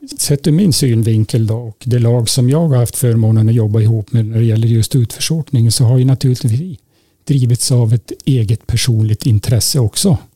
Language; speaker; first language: Swedish; native; Swedish